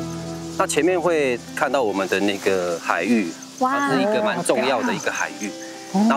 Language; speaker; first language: Chinese; native; Chinese